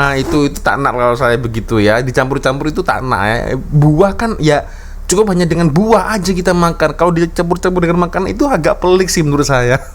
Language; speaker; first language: Malay; native; Malay